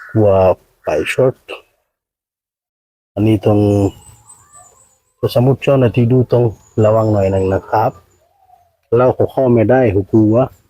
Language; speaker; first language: Thai; native; Thai